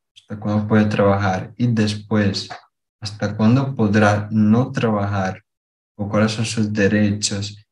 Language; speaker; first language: Spanish; non-native, fluent; Portuguese